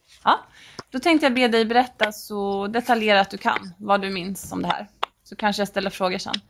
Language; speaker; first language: Swedish; native; Swedish